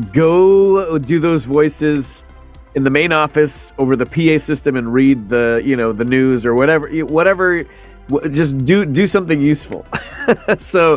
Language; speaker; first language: English; native; English